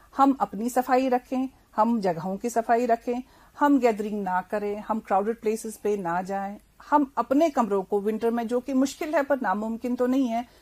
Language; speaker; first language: Hindi; non-native, local second language; Kashmiri